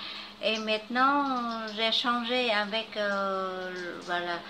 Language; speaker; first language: French; non-native, fluent; Vietnamese